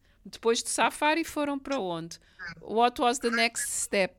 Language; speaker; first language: English; non-native, fluent; Portuguese